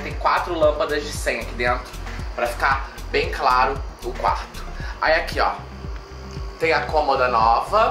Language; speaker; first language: Portuguese; native; Portuguese